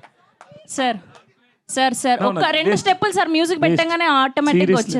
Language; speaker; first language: Telugu; native; Telugu